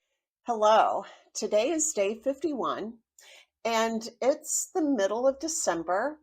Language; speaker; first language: English; native; English